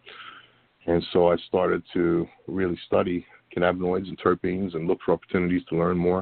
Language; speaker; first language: English; native; English